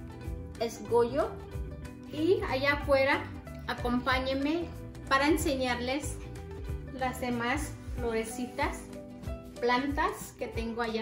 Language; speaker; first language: Spanish; native; Spanish